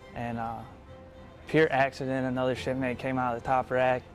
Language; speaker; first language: English; native; English